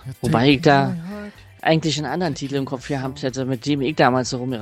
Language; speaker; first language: German; native; German